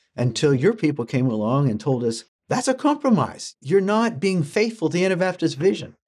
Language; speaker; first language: English; early bilingual, other home language; German